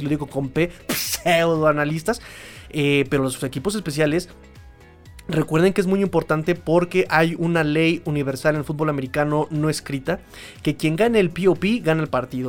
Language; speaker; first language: Spanish; native; Spanish